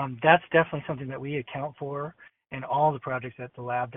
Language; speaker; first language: English; native; English